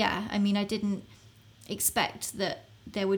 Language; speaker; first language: English; native; English